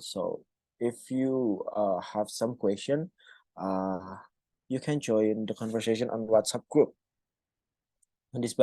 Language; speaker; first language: English; non-native, fluent; Indonesian